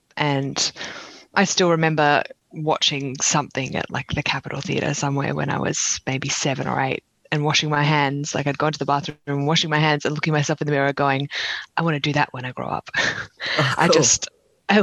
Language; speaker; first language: English; native; English